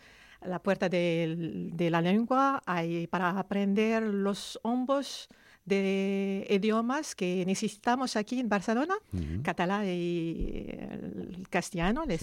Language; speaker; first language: Spanish; non-native, learner; Arabic